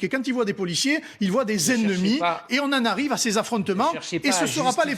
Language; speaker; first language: French; native; French